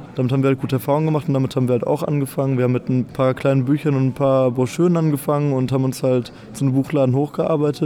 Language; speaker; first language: German; native; German